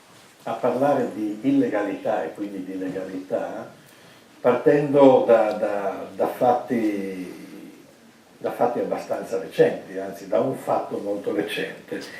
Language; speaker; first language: Italian; native; Italian